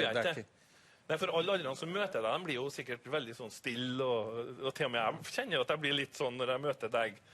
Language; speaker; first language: Norwegian; native; Norwegian